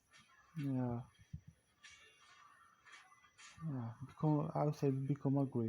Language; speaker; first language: English; non-native, learner; Portuguese